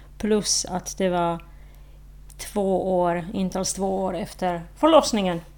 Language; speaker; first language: Swedish; non-native, fluent; Slovak